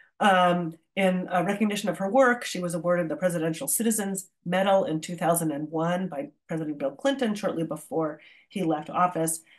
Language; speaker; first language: English; native; English